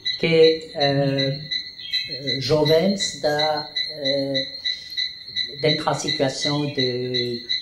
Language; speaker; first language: Portuguese; non-native, learner; French